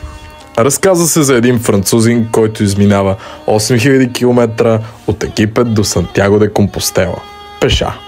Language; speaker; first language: Bulgarian; native; Bulgarian